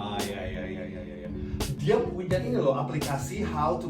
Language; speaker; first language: Indonesian; native; Indonesian